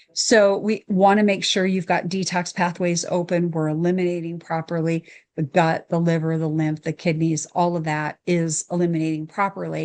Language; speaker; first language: English; native; English